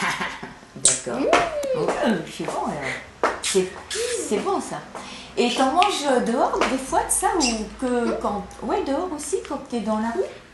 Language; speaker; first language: French; native; French